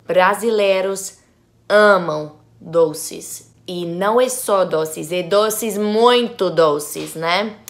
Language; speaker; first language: Portuguese; non-native, learner; English